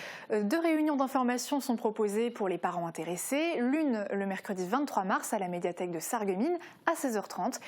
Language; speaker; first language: French; native; French